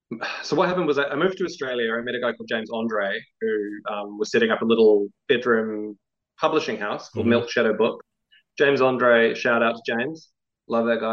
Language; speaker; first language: English; native; English